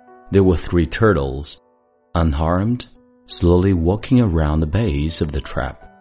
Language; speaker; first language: English; non-native, fluent; Chinese